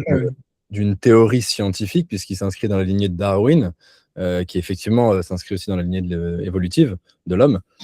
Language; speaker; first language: French; native; French